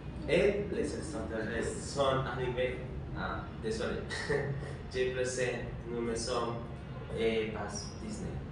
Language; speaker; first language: French; non-native, learner; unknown